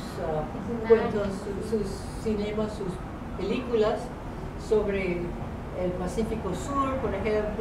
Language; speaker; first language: Spanish; non-native, fluent; English